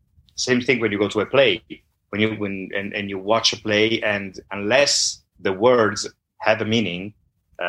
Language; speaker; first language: English; non-native, fluent; Italian